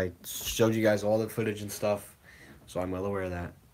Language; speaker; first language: English; native; English